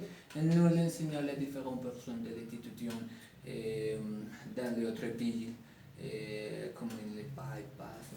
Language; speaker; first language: French; non-native, learner; Spanish